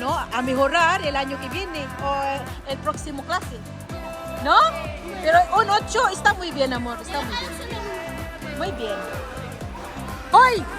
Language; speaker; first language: Spanish; non-native, fluent; Filipino